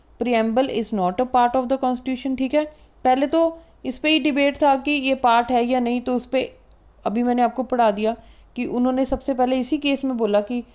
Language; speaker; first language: Hindi; non-native, local second language; Punjabi